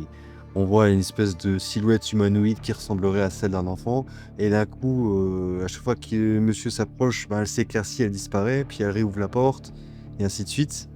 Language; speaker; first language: French; native; French